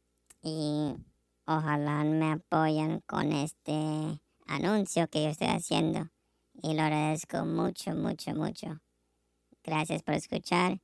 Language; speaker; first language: Spanish; non-native, learner; English